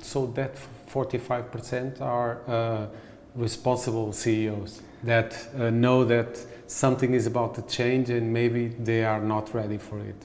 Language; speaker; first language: English; non-native, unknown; Portuguese